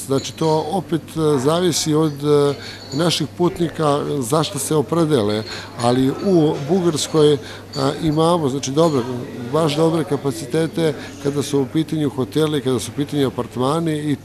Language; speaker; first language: Croatian; native; Croatian